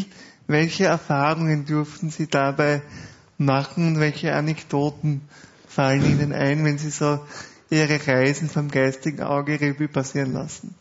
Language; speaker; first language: German; native; German